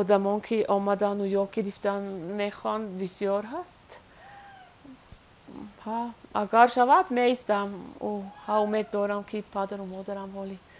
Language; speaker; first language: Persian; non-native, learner; Swiss German